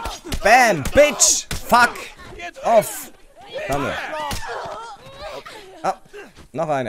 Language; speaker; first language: German; native; German